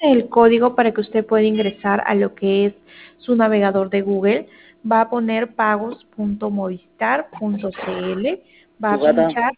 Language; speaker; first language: Spanish; native; Spanish